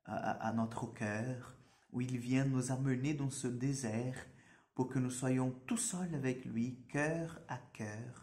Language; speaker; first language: French; non-native, fluent; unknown